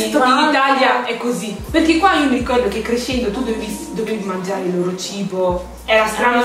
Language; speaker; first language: Italian; early bilingual, other home language; English